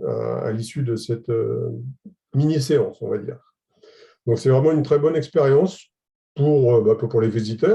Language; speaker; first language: French; native; French